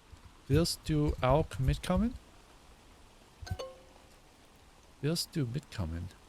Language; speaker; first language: German; non-native, learner; English